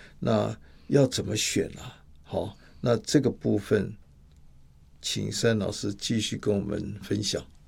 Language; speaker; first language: Chinese; native; Chinese